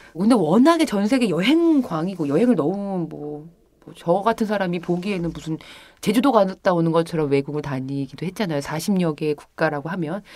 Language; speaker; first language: Korean; native; Korean